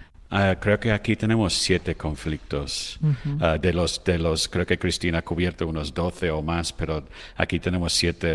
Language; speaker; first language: Spanish; non-native, fluent; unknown